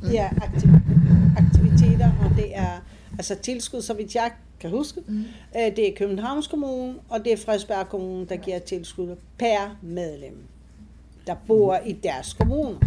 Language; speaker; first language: Danish; non-native, fluent; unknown